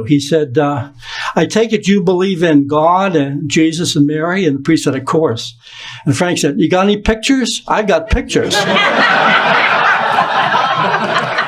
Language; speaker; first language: English; native; English